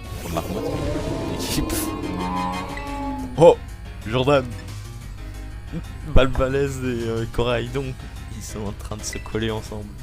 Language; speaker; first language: French; native; French